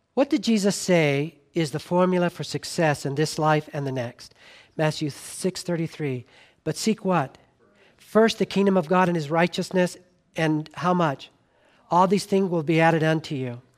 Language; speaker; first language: English; native; English